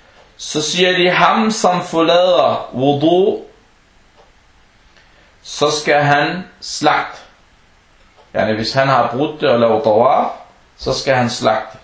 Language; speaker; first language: Danish; non-native, fluent; Arabic